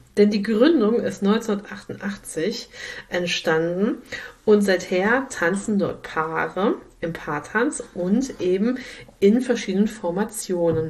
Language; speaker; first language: German; native; German